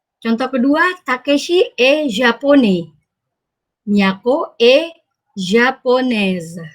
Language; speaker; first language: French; non-native, fluent; Indonesian